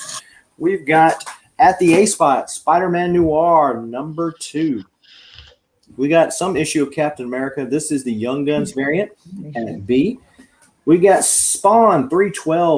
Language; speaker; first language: English; native; English